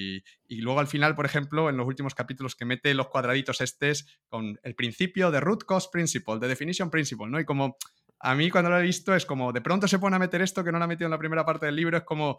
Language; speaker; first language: Spanish; native; Spanish